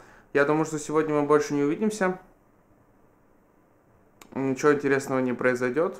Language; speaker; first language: Russian; native; Russian